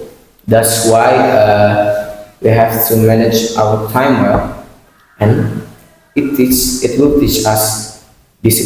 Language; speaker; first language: English; non-native, learner; Indonesian